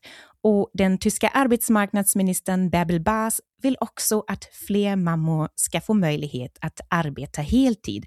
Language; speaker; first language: Swedish; non-native, fluent; German